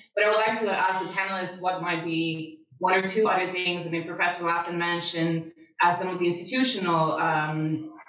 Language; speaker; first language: English; non-native, fluent; Serbian